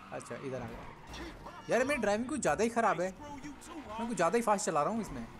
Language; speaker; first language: Hindi; native; Hindi